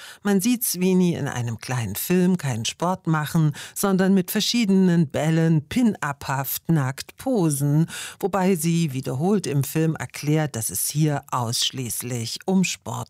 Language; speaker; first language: German; native; German